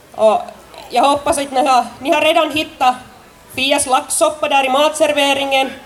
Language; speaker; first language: Swedish; non-native, local second language; Finnish